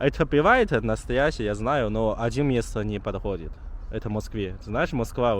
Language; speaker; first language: Russian; non-native, learner; Chinese